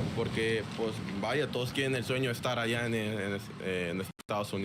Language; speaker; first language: Spanish; native; Spanish